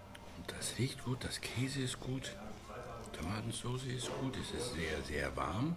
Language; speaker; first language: German; non-native, learner; English